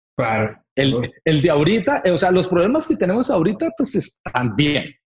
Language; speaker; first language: Spanish; native; Spanish